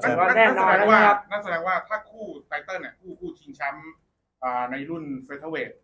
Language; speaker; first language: Thai; native; Thai